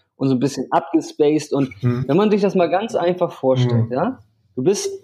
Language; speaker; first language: German; native; German